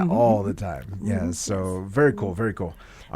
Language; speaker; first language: English; native; English